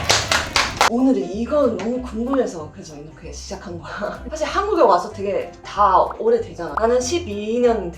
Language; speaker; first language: Korean; non-native, fluent; Chinese